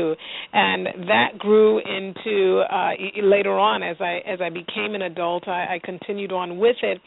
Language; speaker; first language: English; native; English